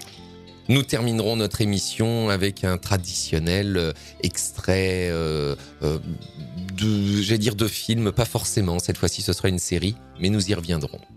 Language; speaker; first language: French; native; French